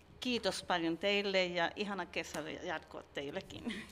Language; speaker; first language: Finnish; non-native, learner; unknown